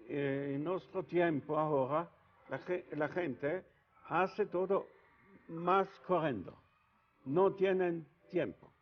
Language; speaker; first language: Spanish; non-native, learner; Italian